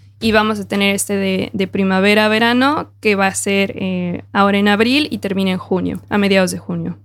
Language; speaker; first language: Spanish; native; Spanish